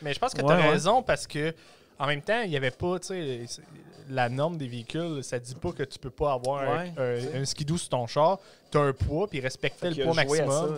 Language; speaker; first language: French; native; French